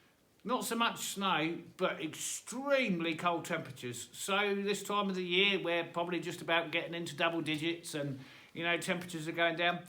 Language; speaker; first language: English; native; English